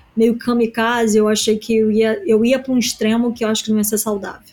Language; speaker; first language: Portuguese; native; Portuguese